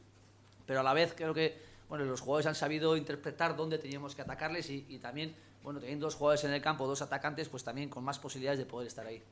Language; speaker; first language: Spanish; native; Spanish